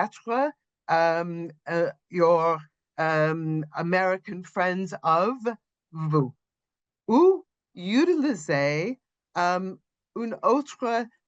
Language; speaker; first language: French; non-native, learner; English